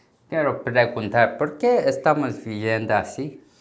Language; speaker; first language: Spanish; non-native, learner; Korean